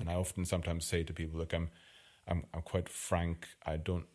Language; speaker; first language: English; non-native, fluent; German